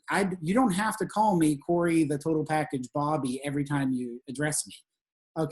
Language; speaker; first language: English; native; English